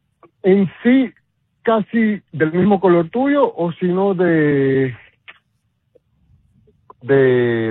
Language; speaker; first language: Spanish; non-native, local second language; Papiamento